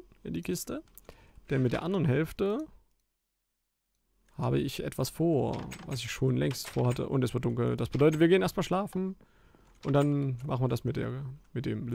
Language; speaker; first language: German; native; German